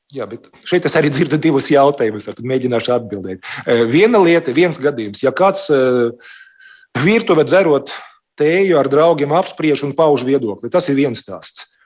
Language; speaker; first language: Latvian; non-native, local second language; Russian